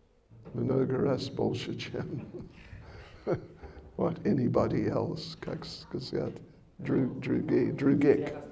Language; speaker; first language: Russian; non-native, learner; English